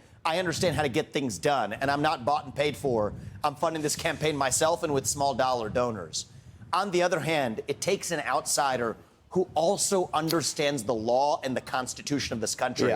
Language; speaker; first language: English; native; English